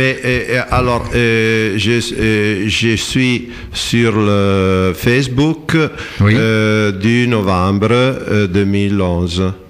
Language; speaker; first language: French; non-native, fluent; Italian